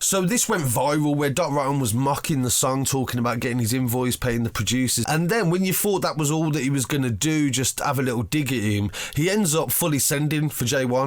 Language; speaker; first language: English; native; English